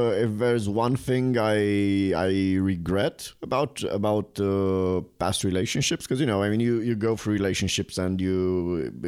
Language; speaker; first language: English; non-native, fluent; Romanian